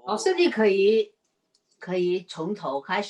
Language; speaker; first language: Chinese; early bilingual, heritage; Chinese